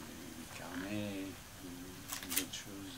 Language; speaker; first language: French; non-native, fluent; English